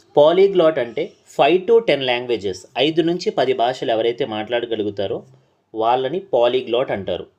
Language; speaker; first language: Telugu; non-native, local second language; Urdu